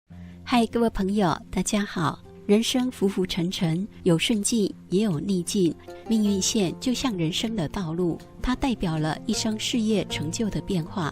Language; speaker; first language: Chinese; native; Chinese